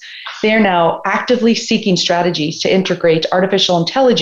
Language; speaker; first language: English; native; English